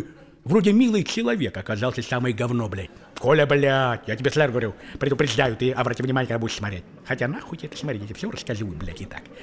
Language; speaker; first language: Russian; native; Russian